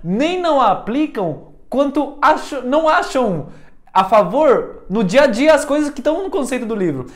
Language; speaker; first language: Portuguese; early bilingual, heritage; Portuguese